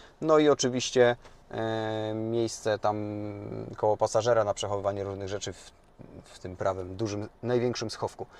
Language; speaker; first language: Polish; native; Polish